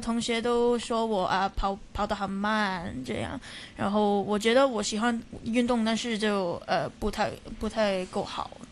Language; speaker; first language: Chinese; non-native, local second language; Cantonese